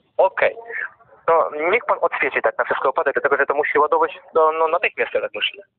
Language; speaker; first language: Polish; non-native, fluent; Russian